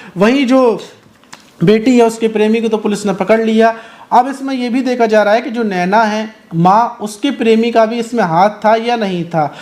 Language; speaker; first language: Hindi; native; Hindi